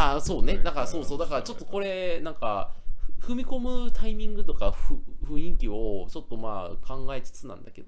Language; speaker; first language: Japanese; native; Japanese